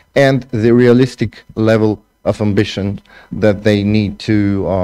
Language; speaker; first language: English; non-native, fluent; Bulgarian